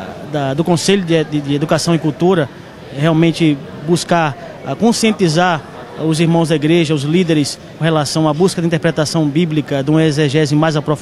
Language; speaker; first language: Portuguese; native; Portuguese